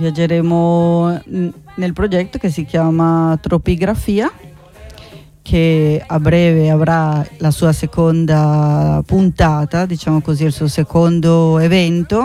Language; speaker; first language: Italian; non-native, fluent; Spanish